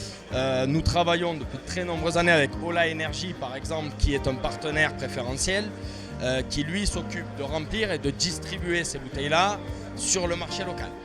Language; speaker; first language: French; native; French